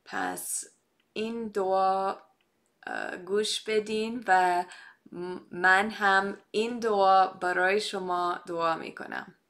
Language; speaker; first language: Persian; non-native, fluent; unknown